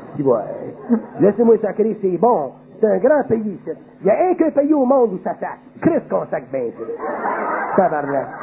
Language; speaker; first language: French; native; French